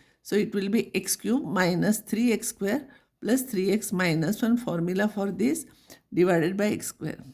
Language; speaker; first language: English; non-native, local second language; Marathi